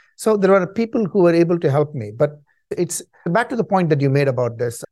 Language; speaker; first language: English; non-native, local second language; Tamil